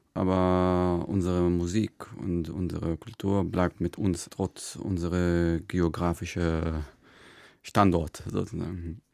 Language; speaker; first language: German; non-native, fluent; Arabic